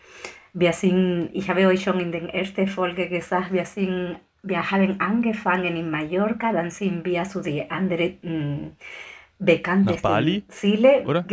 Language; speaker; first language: German; non-native, fluent; Spanish